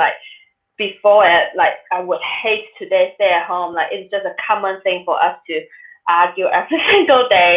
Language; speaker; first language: English; non-native, local second language; Cantonese